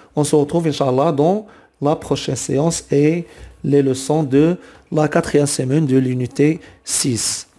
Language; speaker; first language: French; non-native, local second language; Arabic